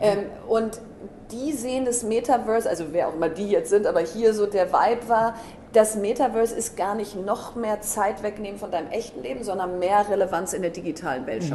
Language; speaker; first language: German; native; German